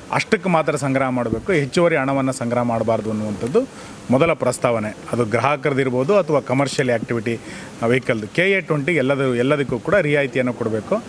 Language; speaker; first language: Kannada; native; Kannada